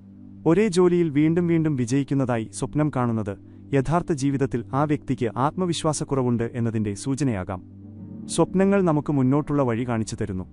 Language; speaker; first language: Malayalam; native; Malayalam